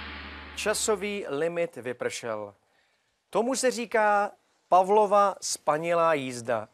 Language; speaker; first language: Czech; native; Czech